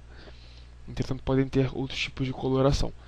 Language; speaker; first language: Portuguese; native; Portuguese